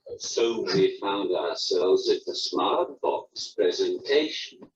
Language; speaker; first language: English; native; English